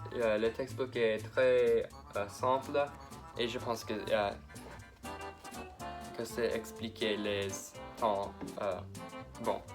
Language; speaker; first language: French; non-native, learner; English